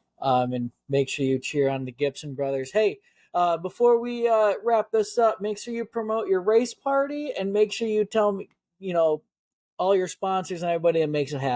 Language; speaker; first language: English; native; English